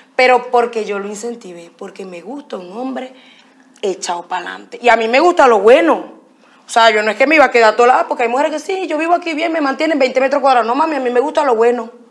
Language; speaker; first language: Spanish; native; Spanish